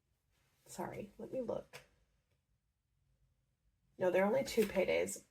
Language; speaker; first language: English; native; English